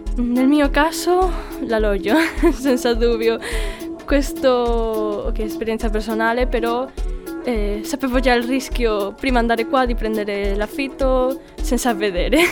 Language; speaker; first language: Italian; non-native, fluent; Spanish